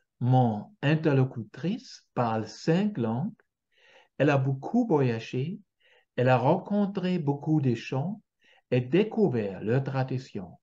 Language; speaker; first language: French; non-native, fluent; German